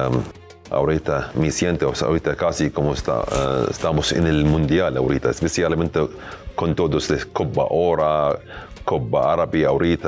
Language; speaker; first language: Spanish; non-native, learner; Arabic